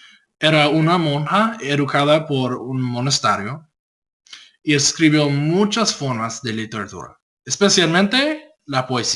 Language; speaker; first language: Spanish; non-native, learner; English